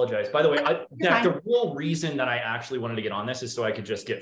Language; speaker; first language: English; native; English